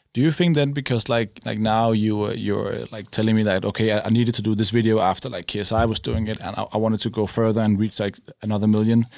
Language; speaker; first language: English; non-native, fluent; Danish